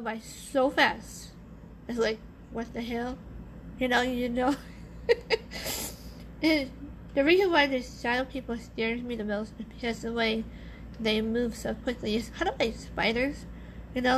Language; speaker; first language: English; native; English